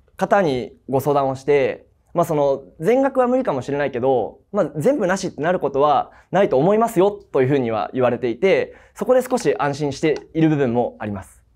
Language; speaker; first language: Japanese; native; Japanese